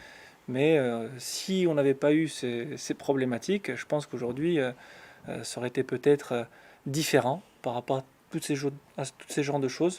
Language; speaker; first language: French; native; French